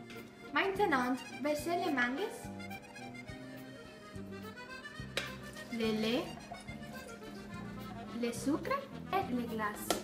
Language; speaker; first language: French; non-native, learner; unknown